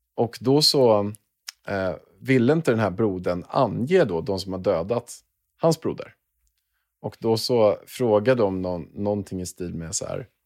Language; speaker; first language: Swedish; native; Swedish